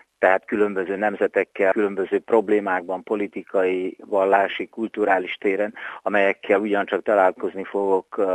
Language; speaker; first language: Hungarian; native; Hungarian